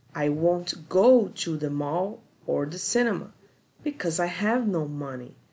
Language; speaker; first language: English; non-native, fluent; Portuguese